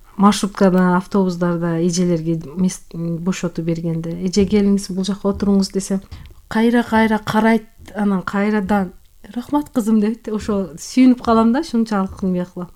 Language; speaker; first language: Kyrgyz; non-native, local second language; Turkish